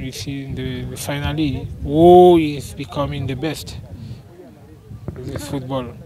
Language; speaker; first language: English; non-native, learner; French